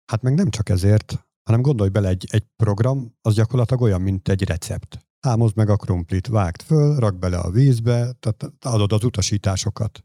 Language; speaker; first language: Hungarian; native; Hungarian